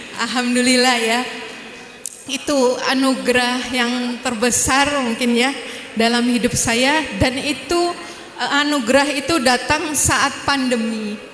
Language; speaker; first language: Indonesian; native; Indonesian